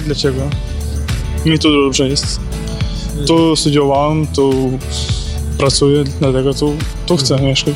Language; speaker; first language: Polish; non-native, learner; Ukrainian